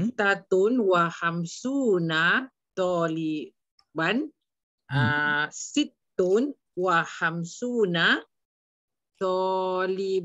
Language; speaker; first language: Arabic; non-native, learner; Malay